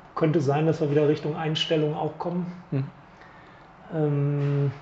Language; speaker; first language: German; native; German